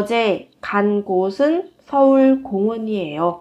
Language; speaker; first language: Korean; non-native, fluent; Vietnamese